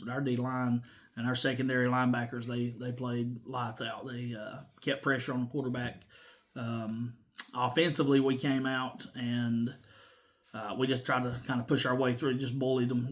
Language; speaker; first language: English; native; English